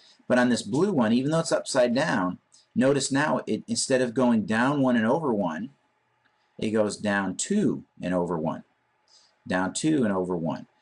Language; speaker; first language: English; native; English